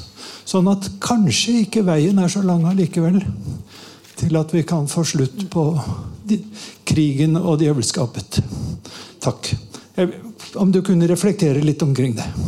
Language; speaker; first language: Norwegian; native; Norwegian